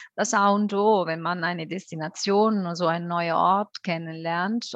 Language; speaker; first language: German; non-native, fluent; Italian